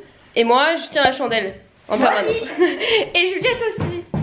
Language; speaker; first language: French; native; French